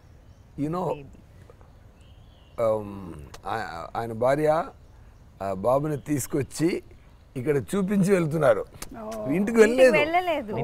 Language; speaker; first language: Telugu; non-native, learner; Tamil